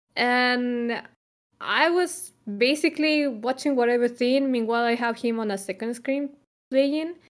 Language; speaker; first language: English; non-native, fluent; Spanish